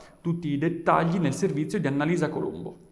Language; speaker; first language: Italian; native; Italian